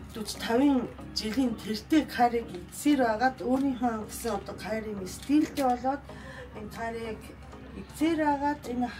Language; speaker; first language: Mongolian; non-native, fluent; Japanese